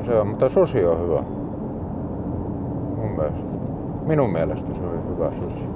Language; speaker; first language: Finnish; native; Finnish